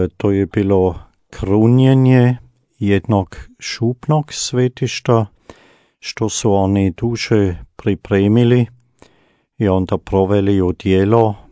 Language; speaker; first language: Croatian; non-native, fluent; German